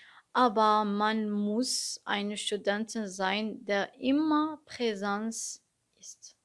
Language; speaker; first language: German; non-native, learner; Arabic